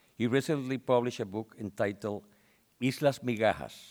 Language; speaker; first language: English; non-native, local second language; Spanish